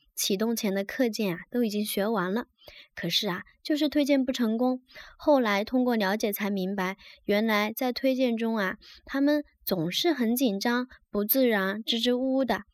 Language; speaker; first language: Chinese; native; Chinese